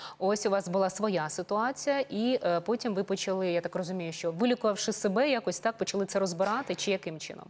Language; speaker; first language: Ukrainian; native; Ukrainian